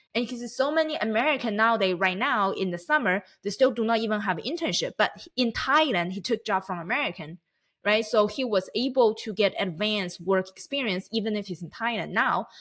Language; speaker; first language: English; non-native, fluent; Chinese